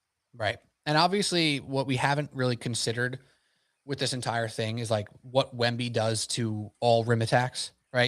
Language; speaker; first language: English; native; English